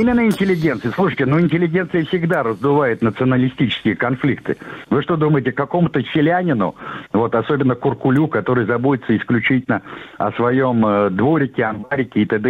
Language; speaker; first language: Russian; native; Russian